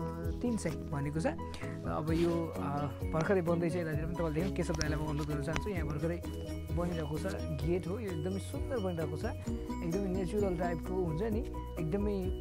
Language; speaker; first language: Nepali; native; Nepali